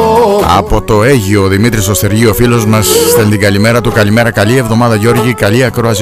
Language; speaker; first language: Greek; native; Greek